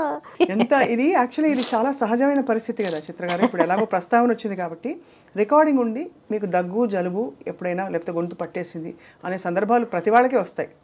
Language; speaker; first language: Telugu; native; Telugu